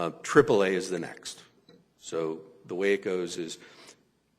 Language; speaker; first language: English; native; English